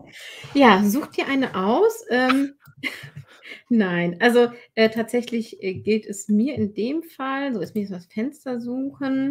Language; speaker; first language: German; native; German